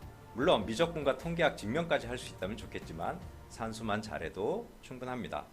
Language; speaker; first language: Korean; native; Korean